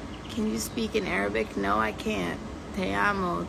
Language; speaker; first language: English; native; English